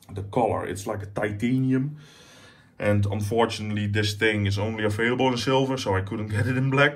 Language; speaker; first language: English; non-native, fluent; Dutch